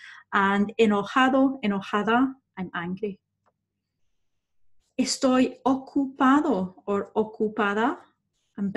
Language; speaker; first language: Spanish; non-native, fluent; English